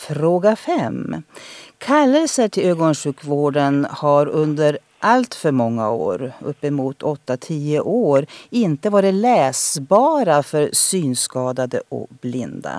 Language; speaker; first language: Swedish; native; Swedish